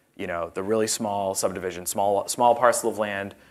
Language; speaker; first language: English; native; English